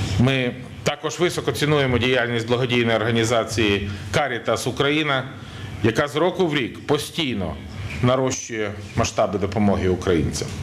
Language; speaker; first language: Ukrainian; native; Ukrainian